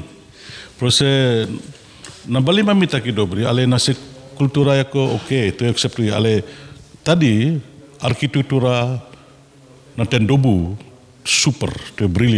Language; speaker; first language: Czech; non-native, learner; Balinese